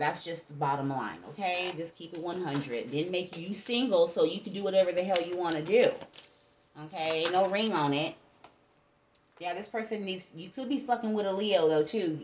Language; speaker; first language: English; native; English